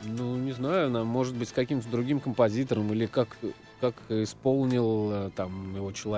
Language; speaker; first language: Russian; native; Russian